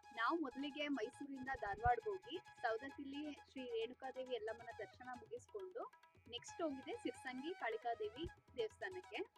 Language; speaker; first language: Kannada; native; Kannada